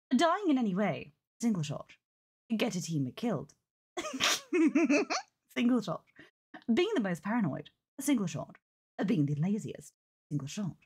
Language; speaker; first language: English; native; English